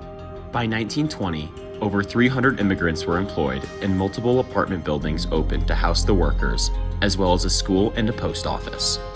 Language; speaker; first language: English; native; English